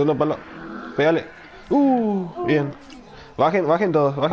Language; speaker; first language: Spanish; native; Spanish